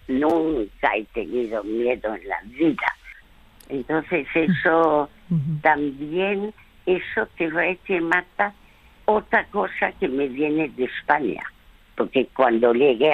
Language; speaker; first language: Spanish; early bilingual, other home language; French